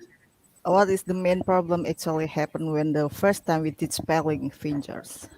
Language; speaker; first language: English; non-native, fluent; Indonesian